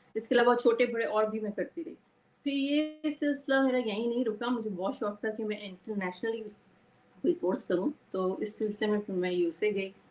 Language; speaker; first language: Urdu; native; Urdu